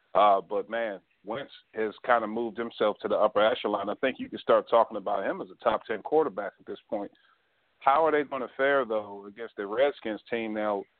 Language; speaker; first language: English; native; English